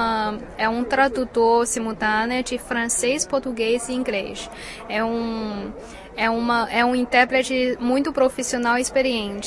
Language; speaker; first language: Portuguese; non-native, fluent; Chinese